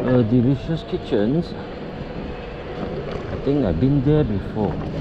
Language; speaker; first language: English; non-native, local second language; Chinese